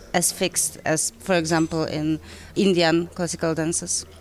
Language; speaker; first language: English; non-native, fluent; Polish